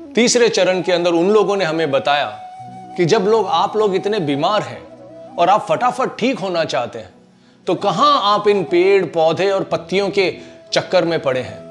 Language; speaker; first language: Hindi; native; Hindi